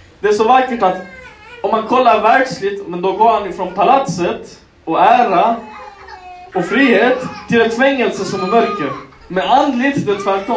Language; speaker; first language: Swedish; non-native, local second language; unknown